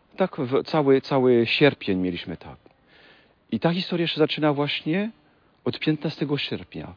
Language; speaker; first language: Polish; non-native, fluent; French